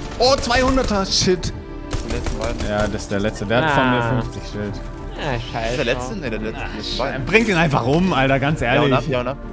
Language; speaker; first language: German; native; German